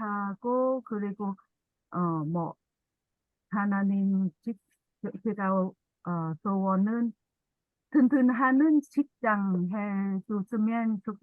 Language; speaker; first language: Korean; non-native, learner; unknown